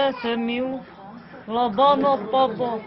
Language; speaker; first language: French; non-native, learner; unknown